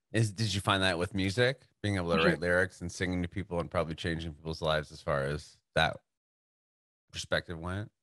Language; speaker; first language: English; native; English